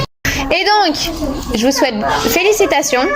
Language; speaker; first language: French; native; French